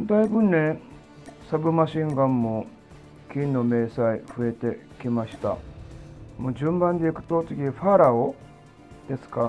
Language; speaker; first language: Japanese; native; Japanese